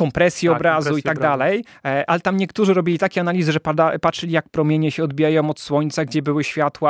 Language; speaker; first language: Polish; native; Polish